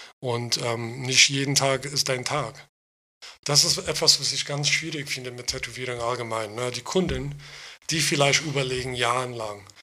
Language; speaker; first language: German; non-native, fluent; English